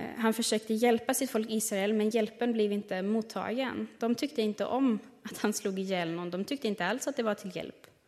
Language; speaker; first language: Swedish; non-native, fluent; German